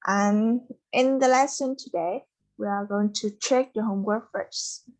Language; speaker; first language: English; non-native, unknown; Vietnamese